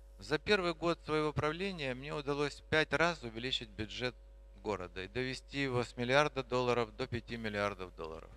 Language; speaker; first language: Russian; non-native, local second language; Georgian